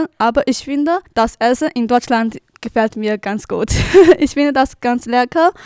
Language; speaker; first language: German; non-native, learner; Chinese